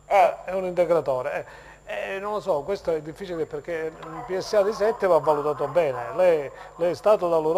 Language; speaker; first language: Italian; native; Italian